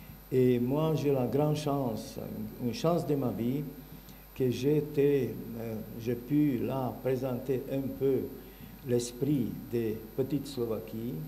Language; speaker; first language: French; non-native, learner; Bulgarian